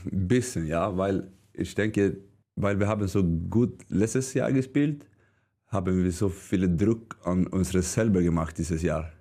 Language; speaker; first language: German; non-native, learner; Swedish